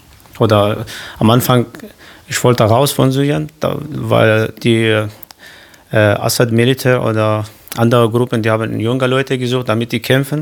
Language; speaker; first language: German; non-native, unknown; Kurdish